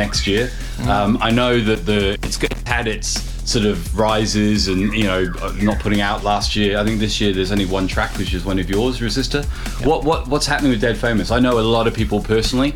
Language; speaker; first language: English; native; English